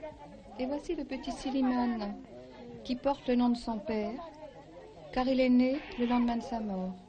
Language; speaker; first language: French; native; French